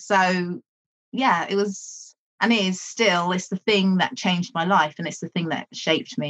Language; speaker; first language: English; native; English